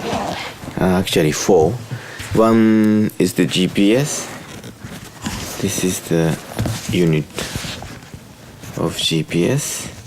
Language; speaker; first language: English; non-native, fluent; Japanese